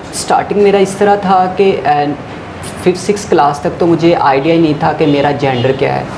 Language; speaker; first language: Hindi; non-native, local second language; Punjabi